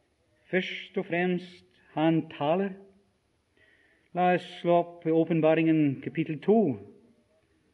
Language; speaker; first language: Norwegian; non-native, fluent; English